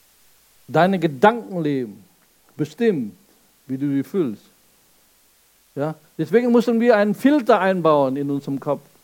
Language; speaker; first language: German; non-native, fluent; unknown